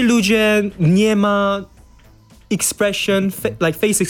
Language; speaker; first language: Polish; non-native, learner; Korean